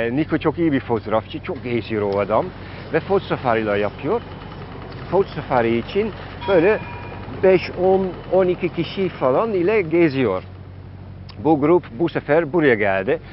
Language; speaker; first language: Turkish; non-native, fluent; Dutch